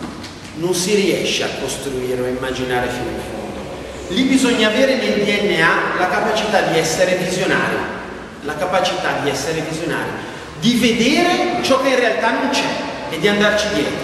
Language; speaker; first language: Italian; native; Italian